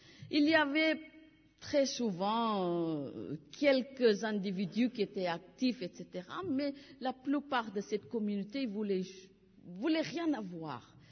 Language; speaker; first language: French; non-native, fluent; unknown